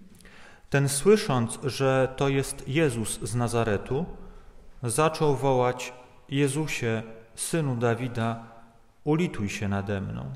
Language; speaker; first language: Polish; native; Polish